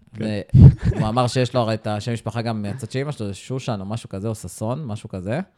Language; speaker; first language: Hebrew; native; Hebrew